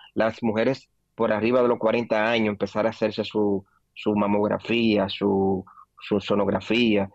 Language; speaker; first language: Spanish; native; Spanish